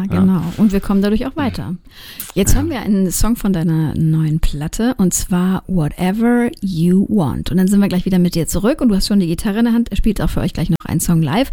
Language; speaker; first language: German; native; German